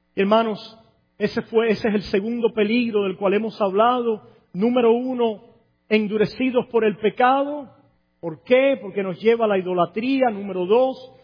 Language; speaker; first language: Spanish; native; Spanish